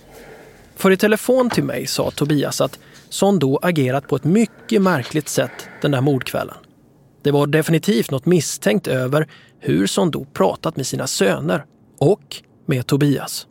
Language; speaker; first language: Swedish; native; Swedish